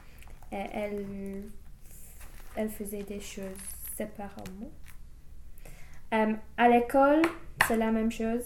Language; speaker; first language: French; non-native, learner; English